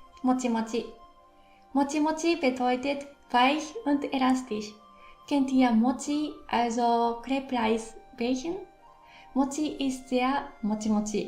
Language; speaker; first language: German; non-native, fluent; Japanese